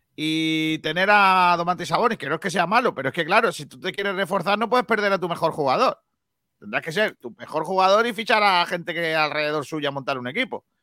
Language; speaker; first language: Spanish; native; Spanish